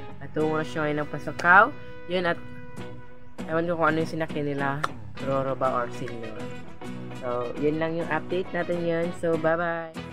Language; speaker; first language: Filipino; non-native, local second language; Bikol